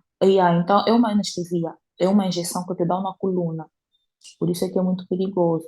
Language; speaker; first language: Portuguese; native; Portuguese